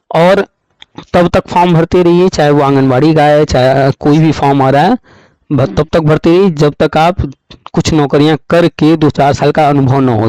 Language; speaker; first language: Hindi; native; Hindi